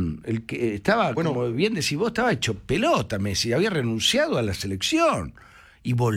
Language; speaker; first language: Spanish; native; Spanish